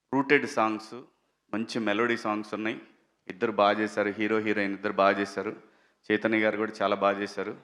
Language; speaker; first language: Telugu; native; Telugu